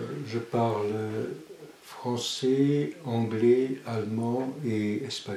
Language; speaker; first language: French; early bilingual, other home language; Spanish